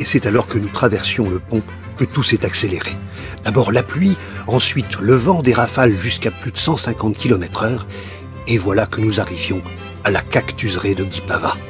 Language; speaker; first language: French; native; French